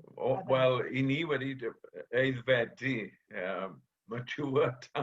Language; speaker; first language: Welsh; native; Welsh